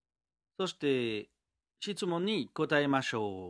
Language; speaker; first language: Japanese; non-native, learner; French